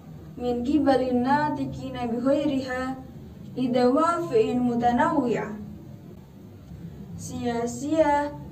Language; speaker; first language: Arabic; non-native, learner; Indonesian